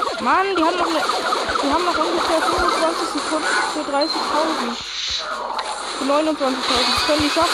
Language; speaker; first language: German; native; German